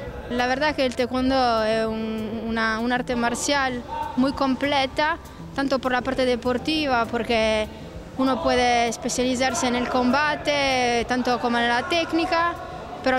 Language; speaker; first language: Spanish; non-native, fluent; Italian